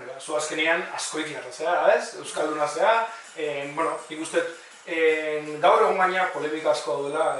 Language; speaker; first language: Basque; native; Basque